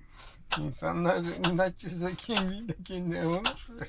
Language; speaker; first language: Turkish; native; Turkish